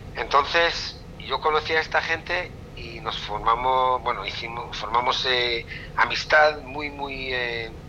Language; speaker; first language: Spanish; non-native, fluent; Hebrew